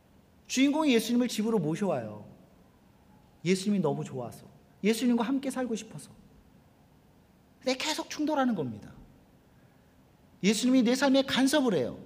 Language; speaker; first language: Korean; native; Korean